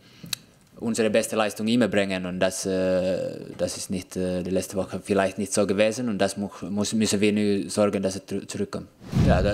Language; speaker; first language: German; non-native, fluent; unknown